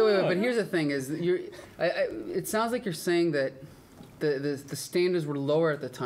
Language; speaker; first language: English; native; English